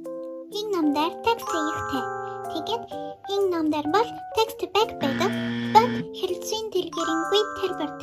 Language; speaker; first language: Mongolian; non-native, learner; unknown